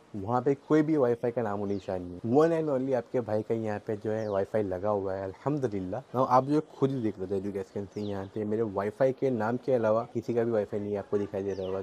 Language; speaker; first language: Hindi; non-native, local second language; Gujarati